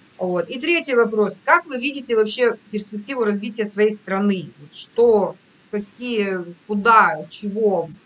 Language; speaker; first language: Russian; native; Russian